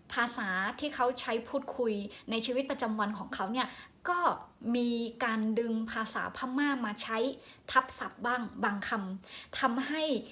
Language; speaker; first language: Thai; non-native, local second language; Shan